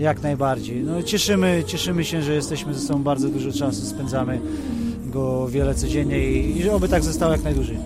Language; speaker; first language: Polish; native; Polish